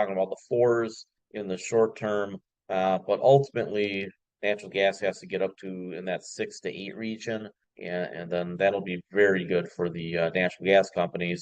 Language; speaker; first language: English; native; English